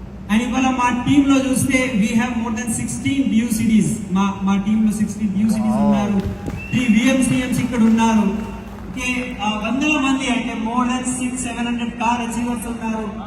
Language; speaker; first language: Telugu; non-native, local second language; Hindi